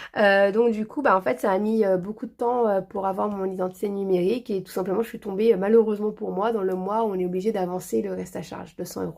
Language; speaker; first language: French; early bilingual, other home language; Portuguese